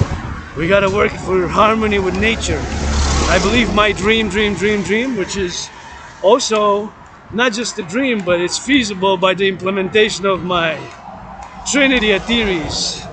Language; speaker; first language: English; non-native, local second language; French